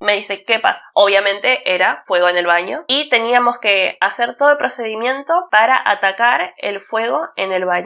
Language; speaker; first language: Spanish; native; Spanish